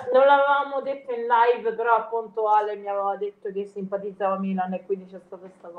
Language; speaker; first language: Italian; native; Italian